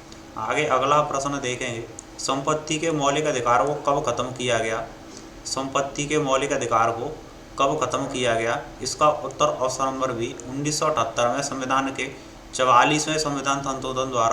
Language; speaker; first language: Hindi; native; Hindi